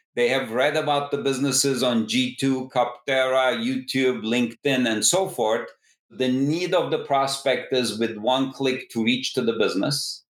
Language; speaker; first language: English; non-native, fluent; Turkish